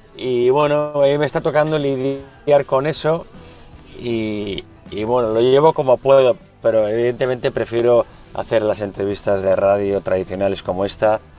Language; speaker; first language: Spanish; native; Spanish